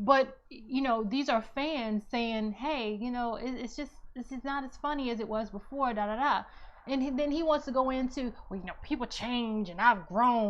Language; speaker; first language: English; native; English